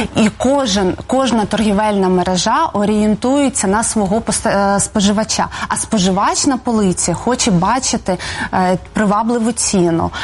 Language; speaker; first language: Ukrainian; native; Ukrainian